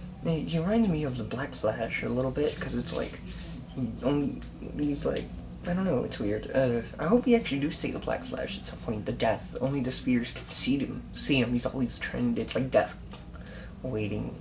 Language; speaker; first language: English; native; English